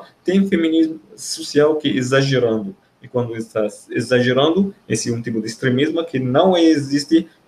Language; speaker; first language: Portuguese; non-native, fluent; Arabic